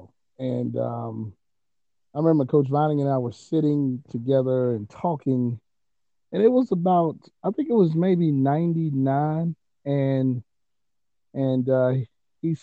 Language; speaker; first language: English; native; English